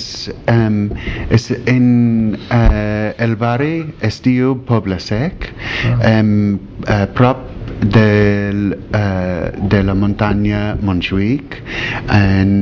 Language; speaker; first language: Catalan; non-native, learner; English